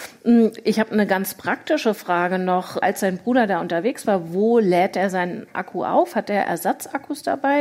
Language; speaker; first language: German; native; German